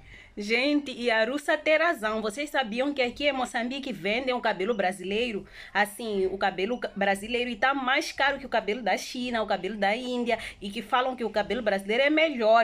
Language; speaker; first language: Portuguese; non-native, local second language; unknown